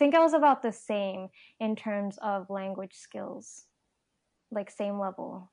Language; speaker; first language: English; non-native, fluent; Japanese